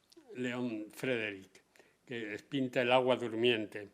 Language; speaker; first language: Spanish; native; Spanish